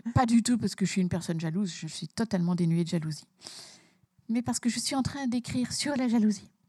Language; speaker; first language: French; early bilingual, heritage; French